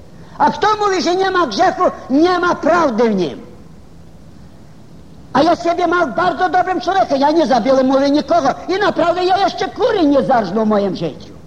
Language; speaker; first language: Polish; non-native, fluent; Ukrainian